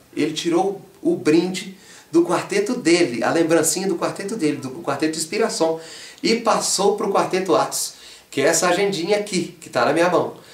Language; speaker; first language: Portuguese; native; Portuguese